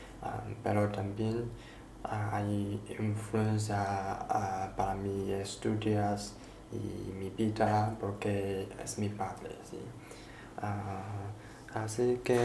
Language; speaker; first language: Spanish; non-native, learner; Chinese